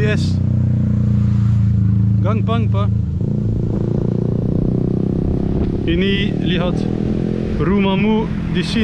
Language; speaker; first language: Indonesian; non-native, learner; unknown